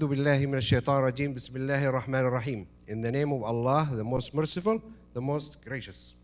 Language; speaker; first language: English; non-native, fluent; Arabic